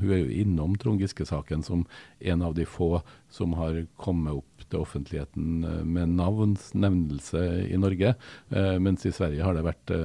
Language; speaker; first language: Norwegian; native; Norwegian